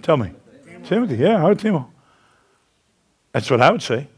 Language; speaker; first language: English; native; English